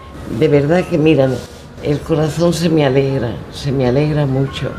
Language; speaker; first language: Spanish; native; Spanish